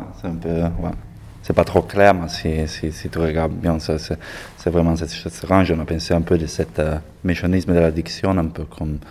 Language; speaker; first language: French; non-native, learner; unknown